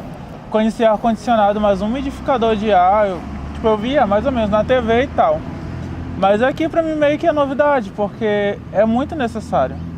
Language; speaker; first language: Portuguese; native; Portuguese